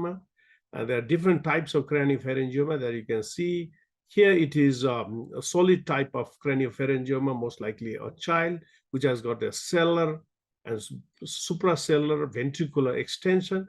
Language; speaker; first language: English; non-native, local second language; Nepali